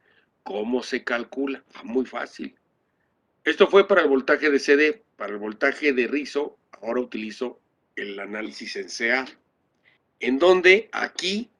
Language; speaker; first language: Spanish; native; Spanish